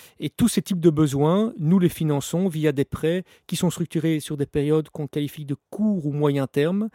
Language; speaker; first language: French; native; French